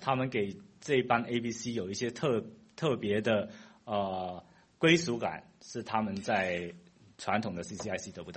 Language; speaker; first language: Chinese; non-native, fluent; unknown